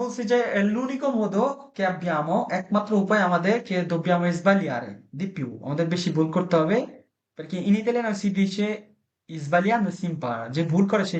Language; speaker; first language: Italian; non-native, fluent; Bangla